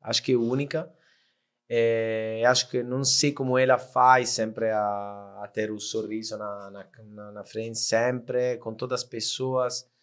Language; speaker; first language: Portuguese; non-native, fluent; Italian